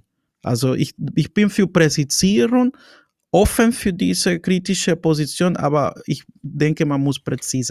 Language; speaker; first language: German; non-native, fluent; Spanish